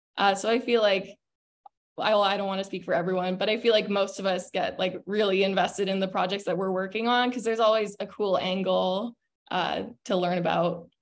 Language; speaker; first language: English; native; English